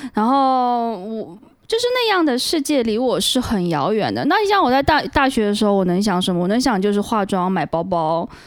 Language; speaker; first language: Chinese; native; Chinese